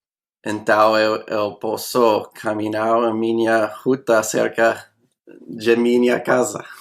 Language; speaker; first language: Portuguese; non-native, learner; English